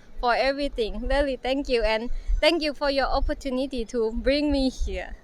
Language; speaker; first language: English; non-native, learner; Thai